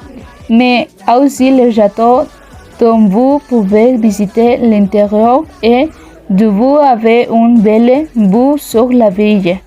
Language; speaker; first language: French; non-native, learner; Spanish